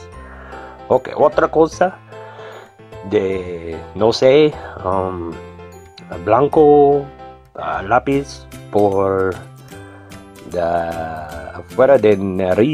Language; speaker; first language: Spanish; non-native, learner; English